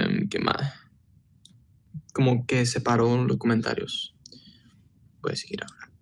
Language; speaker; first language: Spanish; early bilingual, heritage; Spanish